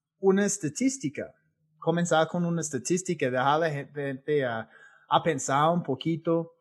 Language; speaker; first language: Spanish; non-native, fluent; English